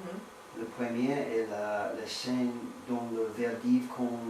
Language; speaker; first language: French; non-native, learner; English